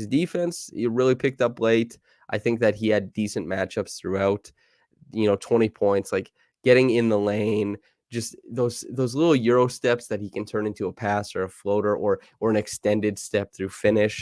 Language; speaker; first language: English; native; English